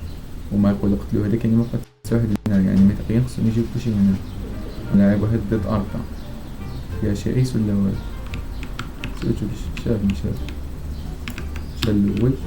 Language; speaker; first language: Arabic; native; Arabic